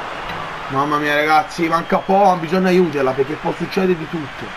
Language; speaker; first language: Italian; native; Italian